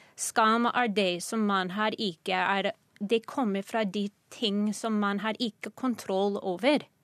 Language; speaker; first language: Norwegian; non-native, fluent; English